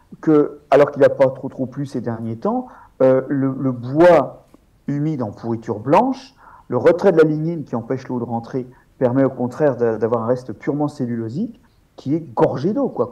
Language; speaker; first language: French; native; French